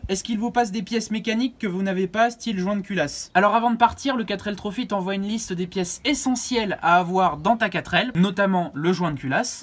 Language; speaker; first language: French; native; French